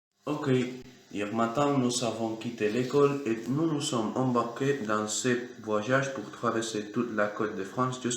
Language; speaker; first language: French; non-native, learner; Spanish